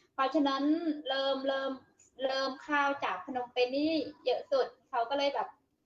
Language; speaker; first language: Thai; native; Thai